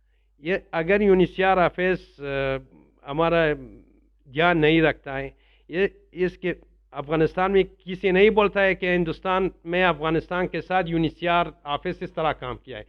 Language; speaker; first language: Hindi; non-native, learner; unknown